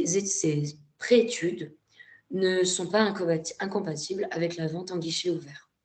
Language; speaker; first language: French; native; French